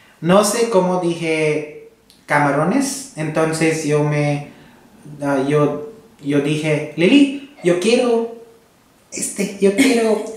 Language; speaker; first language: Spanish; non-native, learner; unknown